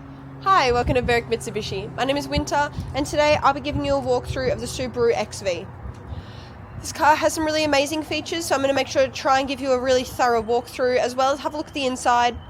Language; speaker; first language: English; native; English